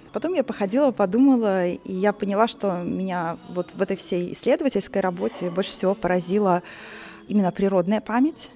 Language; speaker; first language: Russian; native; Russian